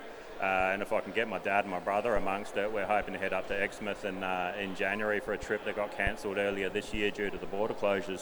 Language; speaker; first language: English; native; English